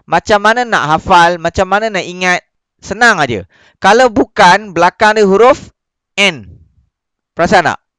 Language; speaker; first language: Malay; native; Malay